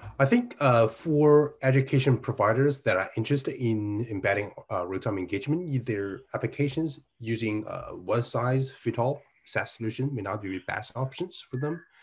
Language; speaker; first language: English; non-native, fluent; Chinese